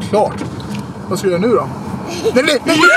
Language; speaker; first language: Swedish; native; Swedish